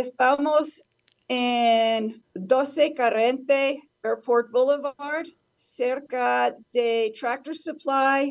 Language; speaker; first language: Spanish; non-native, learner; English